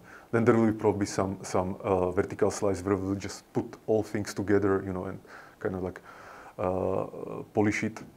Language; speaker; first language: English; non-native, fluent; Slovak